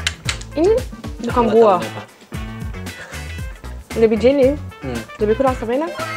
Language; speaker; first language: Indonesian; non-native, fluent; Turkish